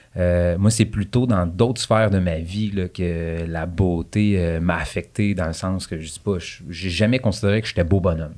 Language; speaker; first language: French; native; French